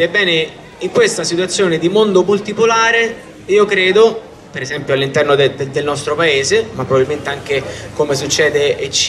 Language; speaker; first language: Italian; native; Italian